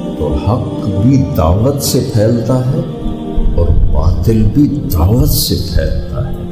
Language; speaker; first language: Urdu; non-native, local second language; Punjabi